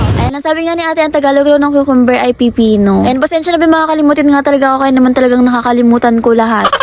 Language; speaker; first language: Filipino; non-native, local second language; Cebuano